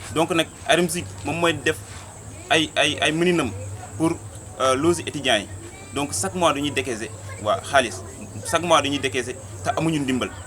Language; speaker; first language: Wolof; non-native, local second language; Fula